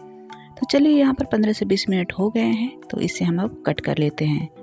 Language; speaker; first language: Hindi; native; Hindi